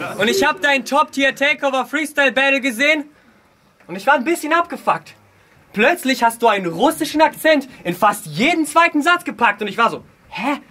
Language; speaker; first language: German; early bilingual, other home language; Russian